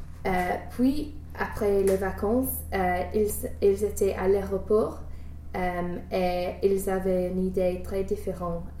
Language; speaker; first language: French; non-native, learner; English